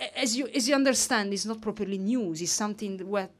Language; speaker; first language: English; non-native, fluent; Italian